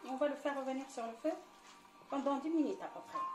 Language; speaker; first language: French; non-native, local second language; Arabic